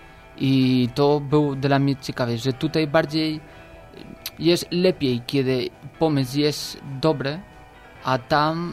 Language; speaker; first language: Polish; non-native, learner; Spanish